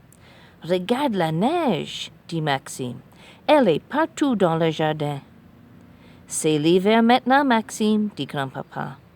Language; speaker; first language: French; non-native, fluent; English